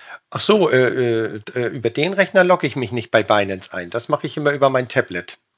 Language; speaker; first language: German; native; German